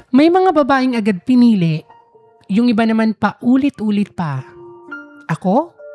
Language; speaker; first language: Filipino; non-native, local second language; Waray